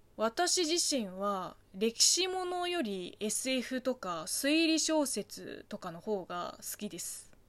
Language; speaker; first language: Japanese; non-native, fluent; Chinese